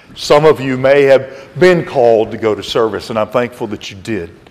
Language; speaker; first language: English; native; English